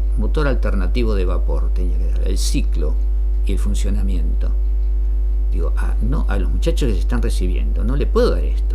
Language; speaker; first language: Spanish; native; Spanish